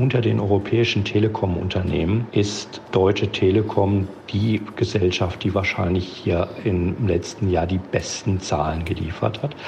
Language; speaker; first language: German; native; German